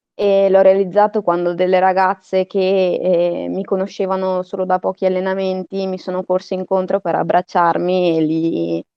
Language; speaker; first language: Italian; native; Italian